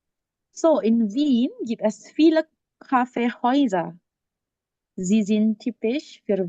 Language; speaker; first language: German; non-native, fluent; Indonesian